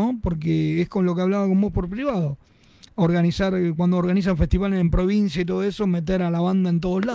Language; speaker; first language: Spanish; native; Spanish